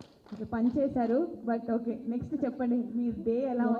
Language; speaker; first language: Telugu; native; Telugu